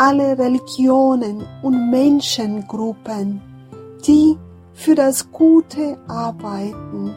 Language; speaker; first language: German; non-native, fluent; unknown